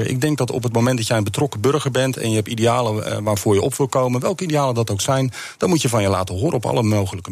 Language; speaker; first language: Dutch; native; Dutch